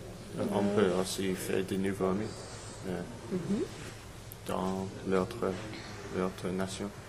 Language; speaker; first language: French; non-native, learner; English